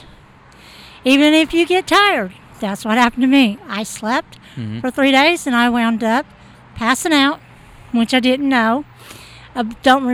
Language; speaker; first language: English; native; English